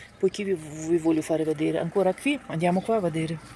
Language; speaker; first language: Italian; non-native, learner; Ukrainian